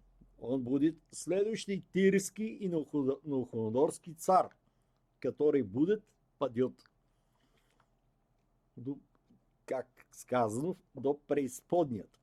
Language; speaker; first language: Russian; non-native, learner; Bulgarian